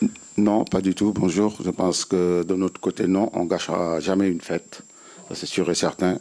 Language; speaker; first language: French; non-native, local second language; Wolof